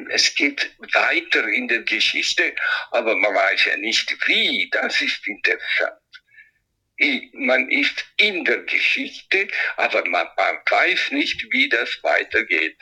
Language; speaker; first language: German; non-native, local second language; Italian